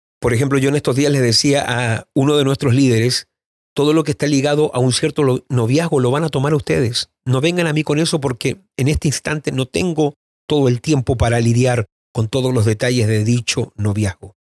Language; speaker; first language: Spanish; native; Spanish